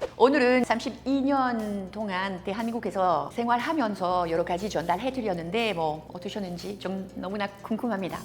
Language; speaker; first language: Korean; non-native, fluent; French